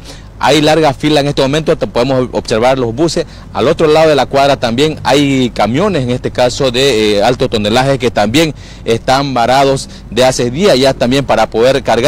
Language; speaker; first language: Spanish; native; Spanish